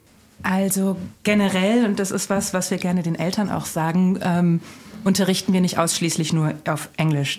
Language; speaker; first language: German; native; German